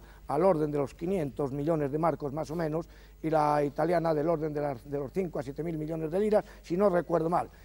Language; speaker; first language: Spanish; native; Spanish